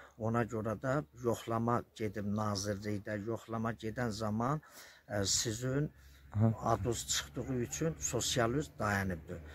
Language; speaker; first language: Azerbaijani; native; Azerbaijani